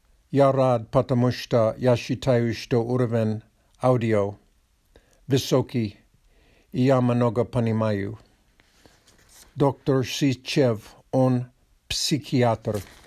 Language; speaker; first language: Russian; non-native, learner; English